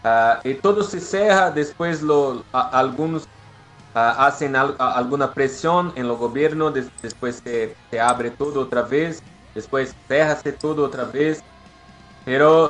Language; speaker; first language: Spanish; non-native, learner; Portuguese